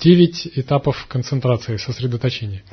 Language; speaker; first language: Russian; native; Russian